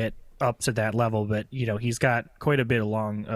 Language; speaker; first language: English; native; English